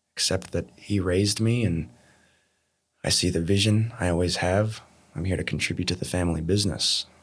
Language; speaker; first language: English; native; English